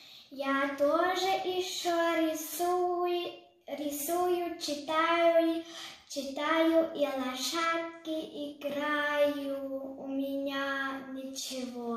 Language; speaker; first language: Russian; early bilingual, heritage; Russian